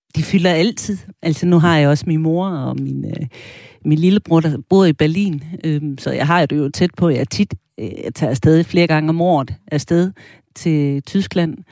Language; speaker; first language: Danish; early bilingual, other home language; German